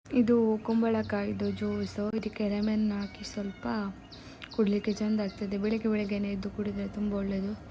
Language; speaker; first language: Kannada; non-native, local second language; Tulu